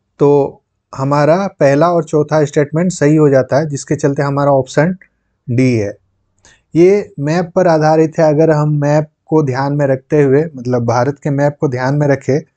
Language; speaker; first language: Hindi; non-native, local second language; Santali